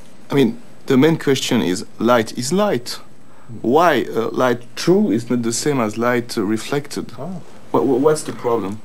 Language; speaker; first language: English; non-native, fluent; French